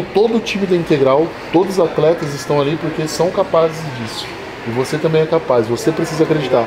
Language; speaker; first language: Portuguese; native; Portuguese